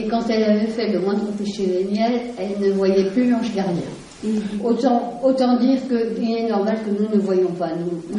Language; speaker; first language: French; native; French